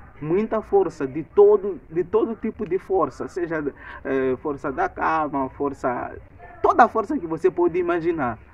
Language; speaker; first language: Portuguese; non-native, local second language; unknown